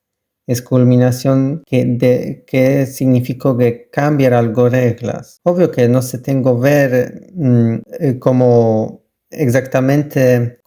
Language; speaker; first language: Spanish; non-native, learner; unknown